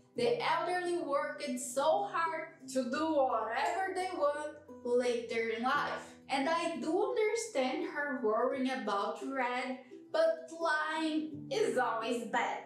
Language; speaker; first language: English; non-native, fluent; Portuguese